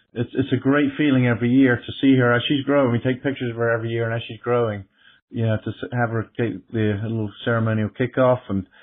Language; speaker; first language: English; native; English